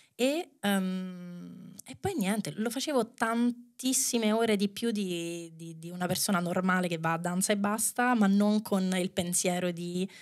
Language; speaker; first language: Italian; native; Italian